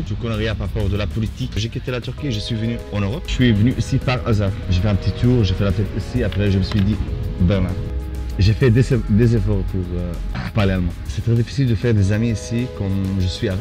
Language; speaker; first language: French; non-native, fluent; Arabic